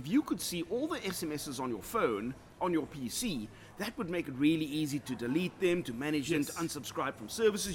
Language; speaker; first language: English; native; English